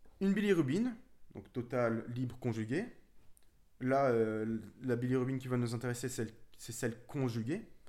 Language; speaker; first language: French; early bilingual, other home language; Arabic